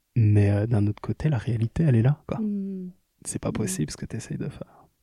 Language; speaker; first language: French; non-native, local second language; Lingala